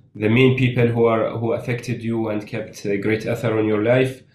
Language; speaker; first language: English; non-native, fluent; Arabic